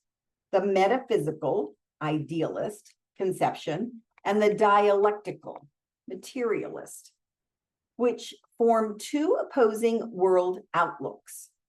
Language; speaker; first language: English; native; English